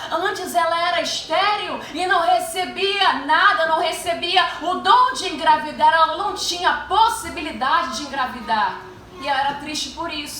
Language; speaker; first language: Portuguese; native; Portuguese